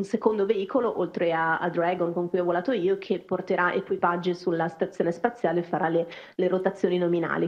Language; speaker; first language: Italian; native; Italian